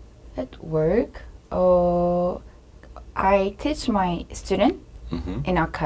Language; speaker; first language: English; non-native, learner; Korean